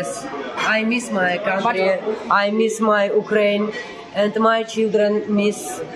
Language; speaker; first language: English; non-native, learner; Russian